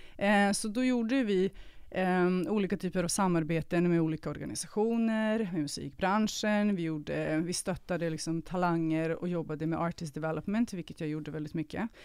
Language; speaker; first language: Swedish; early bilingual, other home language; Serbian